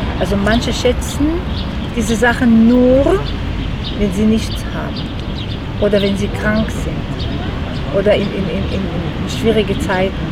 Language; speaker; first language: German; non-native, fluent; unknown